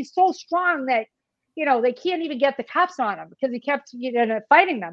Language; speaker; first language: English; native; English